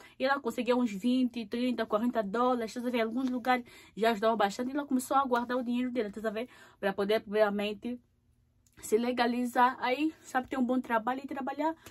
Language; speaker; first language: Portuguese; native; Portuguese